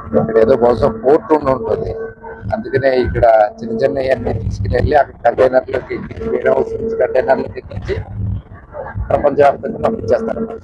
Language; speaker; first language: Telugu; native; Telugu